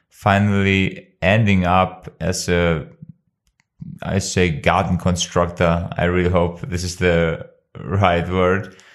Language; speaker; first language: English; non-native, fluent; Albanian